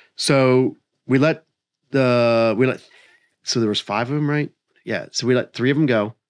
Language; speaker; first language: English; native; English